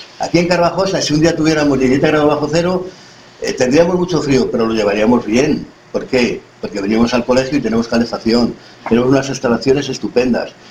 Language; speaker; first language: Spanish; native; Spanish